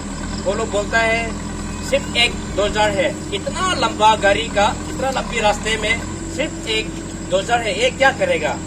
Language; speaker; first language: Hindi; non-native, local second language; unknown